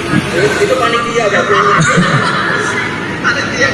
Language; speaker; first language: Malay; non-native, local second language; Javanese